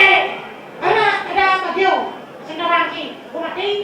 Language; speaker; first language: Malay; non-native, local second language; Balinese